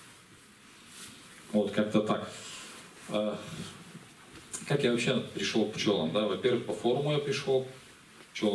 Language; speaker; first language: Russian; native; Russian